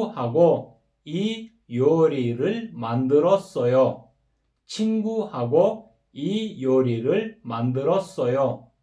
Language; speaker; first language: Korean; non-native, fluent; Kyrgyz